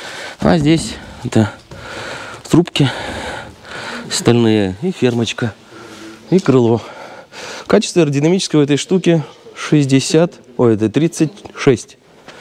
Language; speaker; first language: Russian; native; Russian